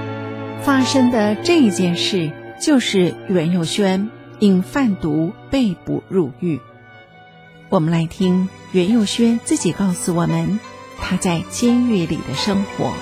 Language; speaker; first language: Chinese; native; Chinese